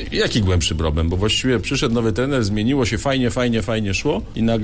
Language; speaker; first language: Polish; native; Polish